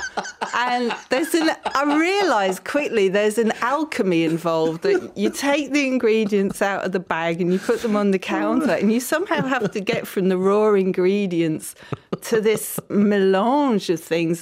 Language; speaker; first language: English; native; English